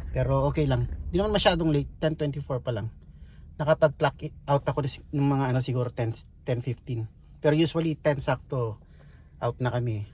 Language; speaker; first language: Filipino; native; Filipino